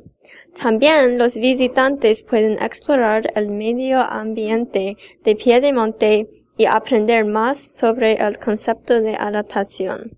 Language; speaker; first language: Spanish; non-native, learner; English